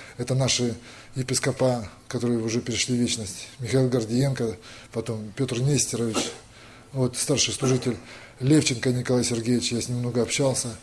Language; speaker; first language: Russian; native; Russian